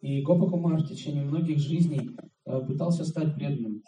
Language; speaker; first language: Russian; native; Russian